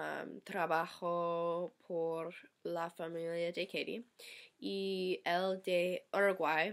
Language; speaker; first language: Spanish; non-native, learner; English